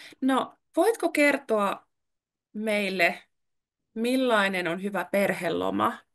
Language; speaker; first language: Finnish; native; Finnish